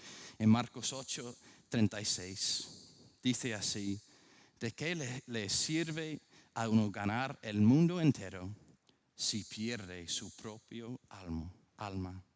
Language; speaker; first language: Spanish; non-native, fluent; English